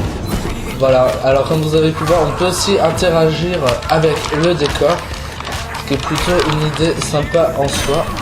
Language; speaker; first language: French; native; French